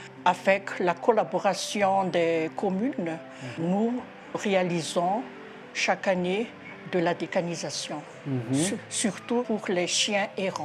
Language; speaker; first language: French; non-native, local second language; Malagasy